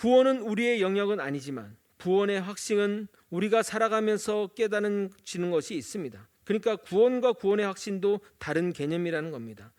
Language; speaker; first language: Korean; native; Korean